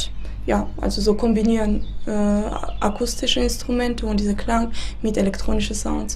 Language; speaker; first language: German; non-native, fluent; Armenian